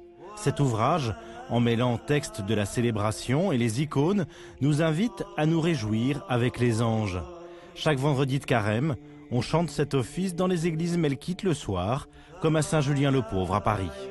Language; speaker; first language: French; native; French